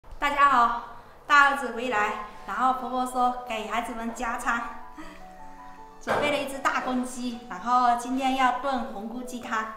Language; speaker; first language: Chinese; native; Chinese